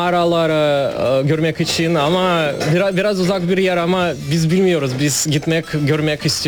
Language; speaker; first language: Turkish; non-native, learner; Russian